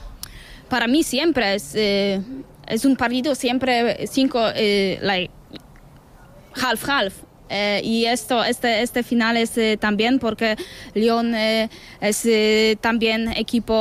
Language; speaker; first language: Spanish; non-native, learner; Polish